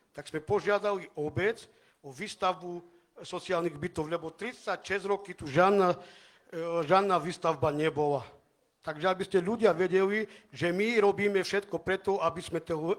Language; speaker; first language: Slovak; non-native, local second language; Romany